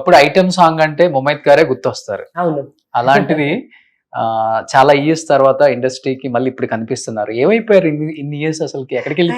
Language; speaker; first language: Telugu; native; Telugu